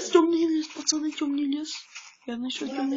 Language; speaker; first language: Ukrainian; native; Ukrainian